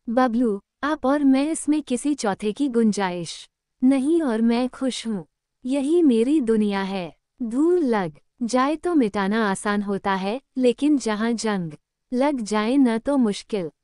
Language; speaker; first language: Hindi; native; Hindi